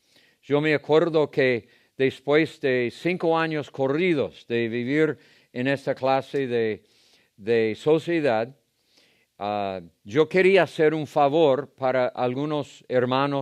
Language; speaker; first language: Spanish; non-native, fluent; English